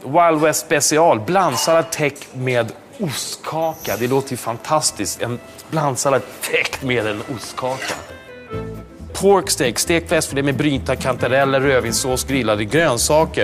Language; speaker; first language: Swedish; native; Swedish